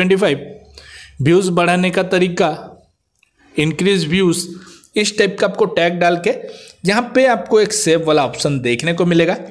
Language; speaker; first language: Hindi; non-native, local second language; Odia